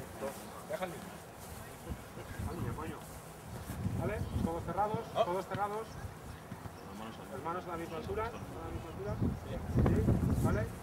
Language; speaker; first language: Spanish; native; Spanish